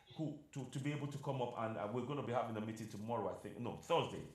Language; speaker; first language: English; non-native, local second language; Yoruba